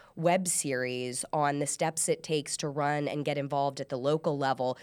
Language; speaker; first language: English; early bilingual, other home language; Persian